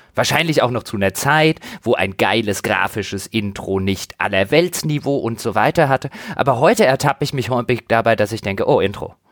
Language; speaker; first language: German; native; German